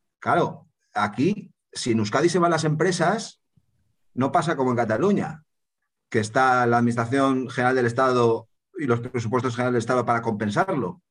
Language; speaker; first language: Spanish; native; Spanish